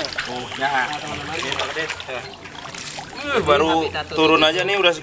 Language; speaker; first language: Indonesian; non-native, local second language; Sundanese